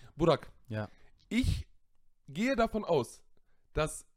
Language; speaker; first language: German; native; German